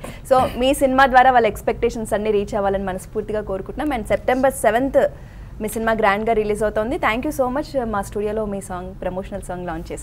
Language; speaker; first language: Telugu; native; Telugu